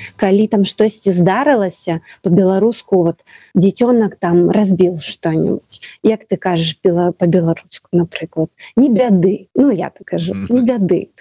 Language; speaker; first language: Belarusian; non-native, local second language; Russian